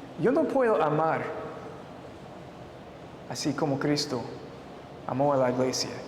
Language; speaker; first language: Spanish; non-native, fluent; English